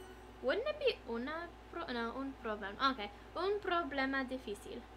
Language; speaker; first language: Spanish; non-native, learner; English